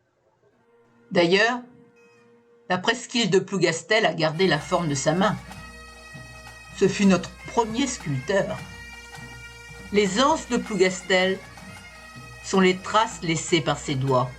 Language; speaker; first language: French; native; French